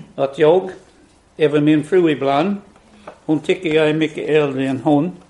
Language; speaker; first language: Swedish; non-native, fluent; English